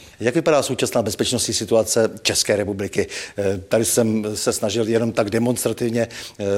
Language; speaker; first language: Czech; native; Czech